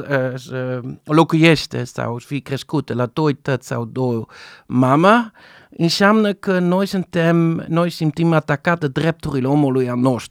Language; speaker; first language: Romanian; non-native, fluent; Dutch